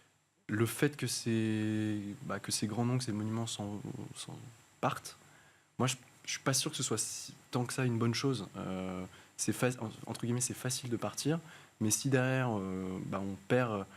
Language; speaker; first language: French; native; French